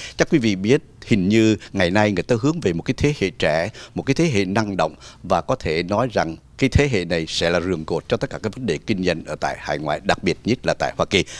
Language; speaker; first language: Vietnamese; native; Vietnamese